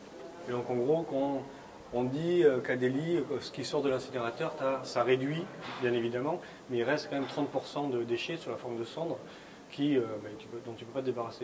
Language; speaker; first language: French; native; French